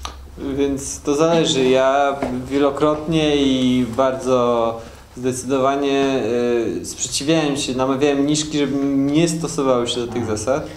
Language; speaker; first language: Polish; native; Polish